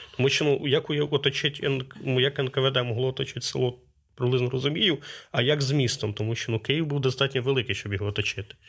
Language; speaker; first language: Ukrainian; native; Ukrainian